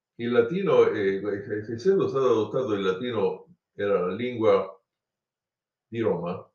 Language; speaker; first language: Italian; native; Italian